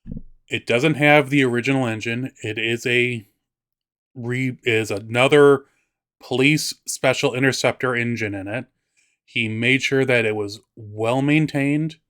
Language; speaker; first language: English; native; English